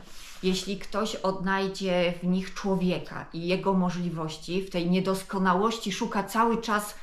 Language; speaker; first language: Polish; native; Polish